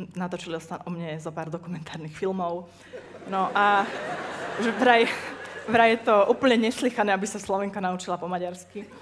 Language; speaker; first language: Slovak; native; Slovak